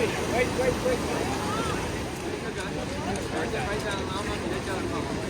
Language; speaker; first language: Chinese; early bilingual, heritage; Chinese